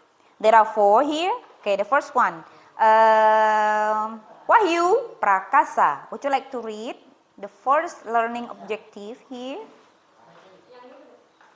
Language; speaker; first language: English; non-native, fluent; Indonesian